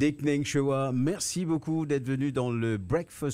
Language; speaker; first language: French; non-native, local second language; Morisyen